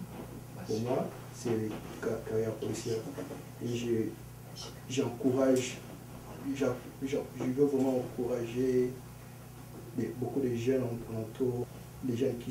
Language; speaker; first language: French; early bilingual, other home language; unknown